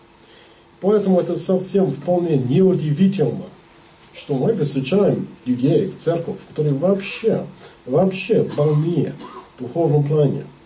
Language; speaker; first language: Russian; non-native, learner; English